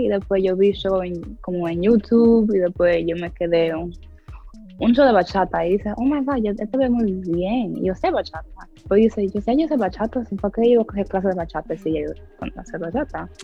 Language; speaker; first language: Spanish; early bilingual, heritage; English